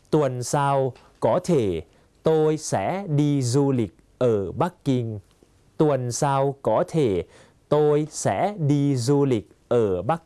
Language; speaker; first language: Vietnamese; non-native, fluent; Thai